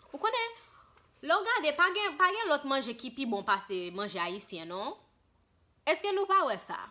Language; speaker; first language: Haitian Creole; early bilingual, heritage; Haitian Creole